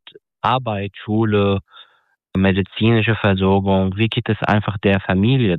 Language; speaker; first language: German; non-native, fluent; Arabic